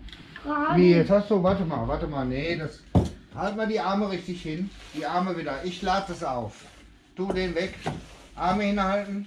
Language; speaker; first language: German; native; German